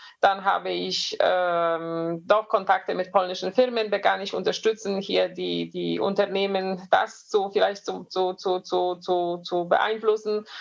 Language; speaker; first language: German; non-native, fluent; Polish